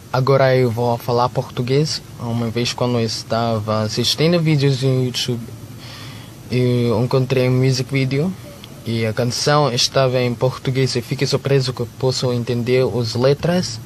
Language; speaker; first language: Portuguese; non-native, learner; Filipino